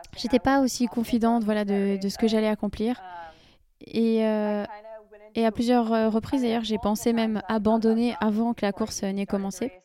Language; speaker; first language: French; non-native, fluent; English